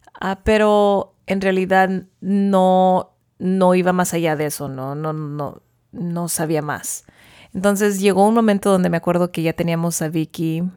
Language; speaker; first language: Spanish; early bilingual, heritage; Spanish